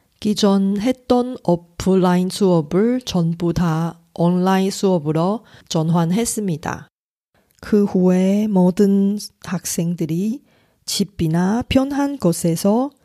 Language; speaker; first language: Korean; non-native, fluent; Chinese